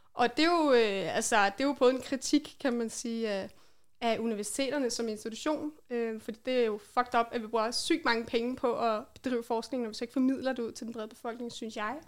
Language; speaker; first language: Danish; native; Danish